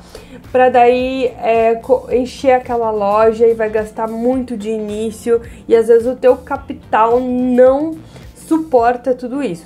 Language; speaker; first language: Portuguese; native; Portuguese